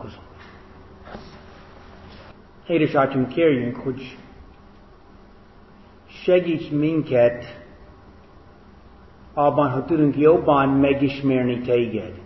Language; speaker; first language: Hungarian; non-native, fluent; English